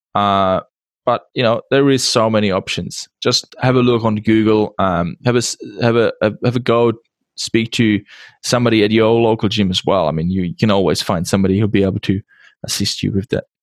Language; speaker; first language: English; non-native, fluent; Czech